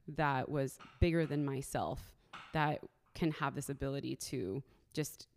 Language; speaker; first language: English; native; English